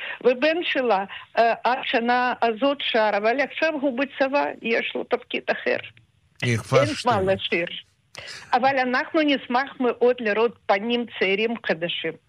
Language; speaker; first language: Hebrew; non-native, fluent; Russian